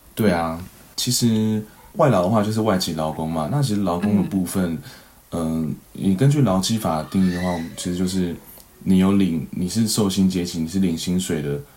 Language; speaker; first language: Chinese; native; Chinese